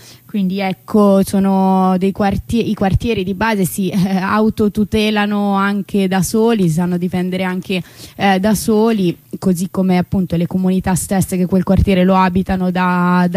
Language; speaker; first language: Italian; native; Italian